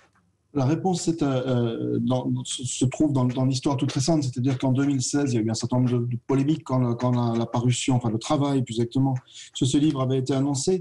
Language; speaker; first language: French; native; French